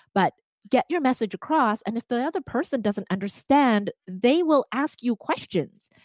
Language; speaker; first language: English; non-native, fluent; Cantonese